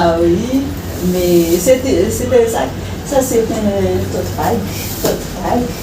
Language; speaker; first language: French; non-native, learner; Malagasy